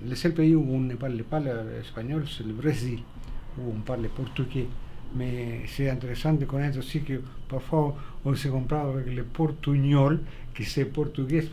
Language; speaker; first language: French; non-native, fluent; Spanish